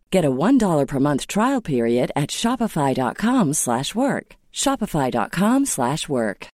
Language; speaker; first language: English; native; English